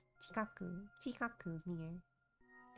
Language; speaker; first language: Japanese; non-native, learner; French